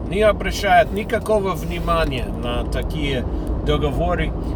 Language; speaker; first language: Russian; non-native, fluent; English